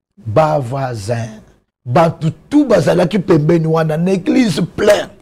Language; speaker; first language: Lingala; non-native, local second language; Luba-Lulua